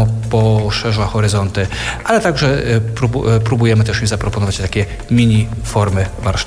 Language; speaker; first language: Polish; native; Polish